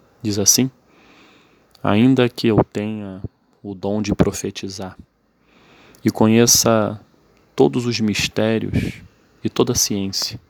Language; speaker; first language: Portuguese; native; Portuguese